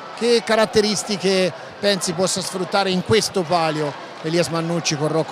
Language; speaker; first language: Italian; native; Italian